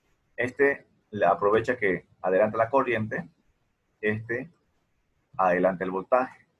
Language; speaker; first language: Spanish; native; Spanish